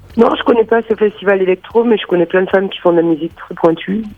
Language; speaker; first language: French; native; French